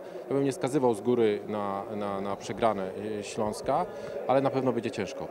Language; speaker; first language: Polish; native; Polish